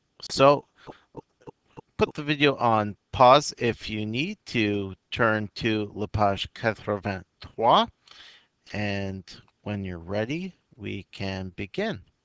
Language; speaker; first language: English; native; English